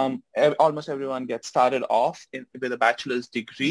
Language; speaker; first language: English; non-native, local second language; Hindi